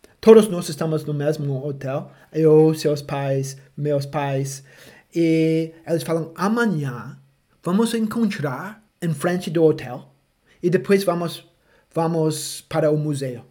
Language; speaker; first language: Portuguese; non-native, fluent; English